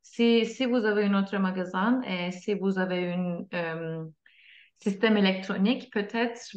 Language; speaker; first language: French; non-native, learner; Turkish